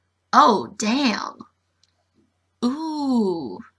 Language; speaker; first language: English; native; English